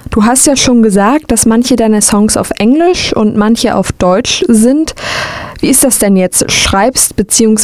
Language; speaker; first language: German; native; German